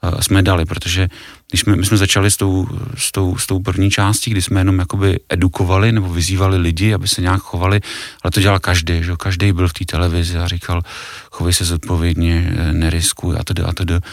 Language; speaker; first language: Czech; native; Czech